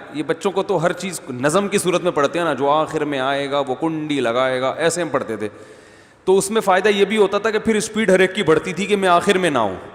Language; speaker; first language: Urdu; native; Urdu